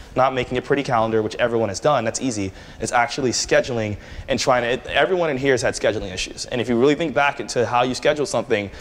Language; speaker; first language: English; native; English